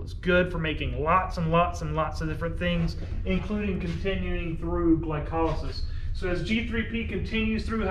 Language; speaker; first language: English; native; English